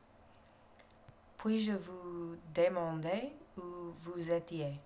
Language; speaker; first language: French; non-native, learner; English